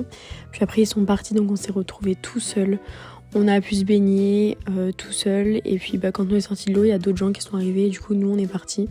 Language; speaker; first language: French; native; French